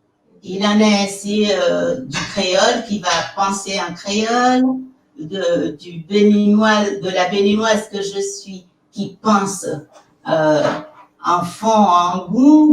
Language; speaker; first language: French; non-native, local second language; Fon